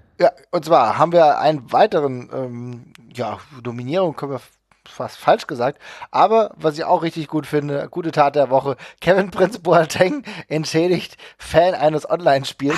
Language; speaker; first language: German; native; German